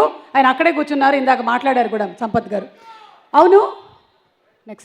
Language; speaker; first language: Telugu; native; Telugu